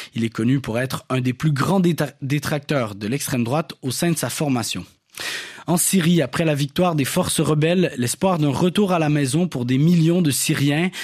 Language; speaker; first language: French; native; French